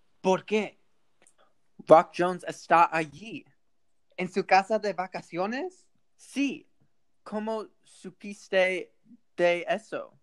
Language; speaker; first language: Spanish; non-native, learner; English